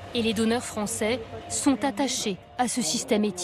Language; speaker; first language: French; native; French